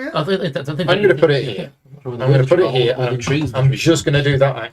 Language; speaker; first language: English; native; English